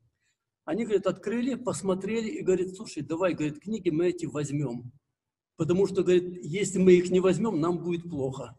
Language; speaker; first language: Russian; native; Russian